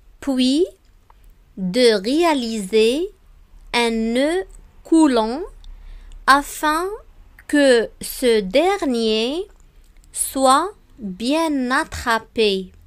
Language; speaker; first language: French; non-native, local second language; Arabic